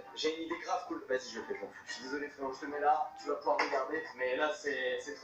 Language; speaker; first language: French; native; French